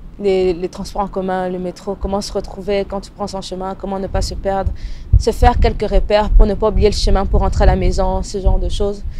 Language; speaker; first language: French; non-native, local second language; Lingala